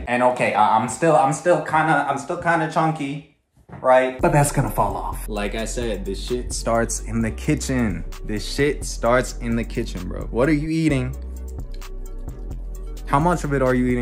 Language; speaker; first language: English; native; English